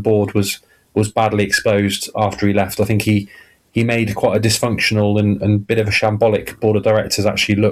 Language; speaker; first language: English; native; English